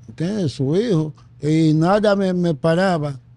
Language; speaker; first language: Spanish; early bilingual, other home language; Haitian Creole